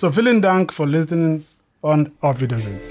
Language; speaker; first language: German; non-native, fluent; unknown